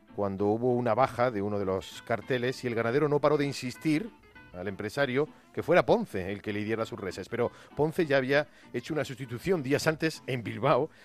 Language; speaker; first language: Spanish; native; Spanish